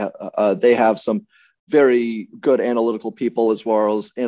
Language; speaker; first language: English; native; English